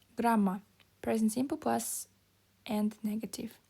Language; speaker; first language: English; non-native, fluent; Kazakh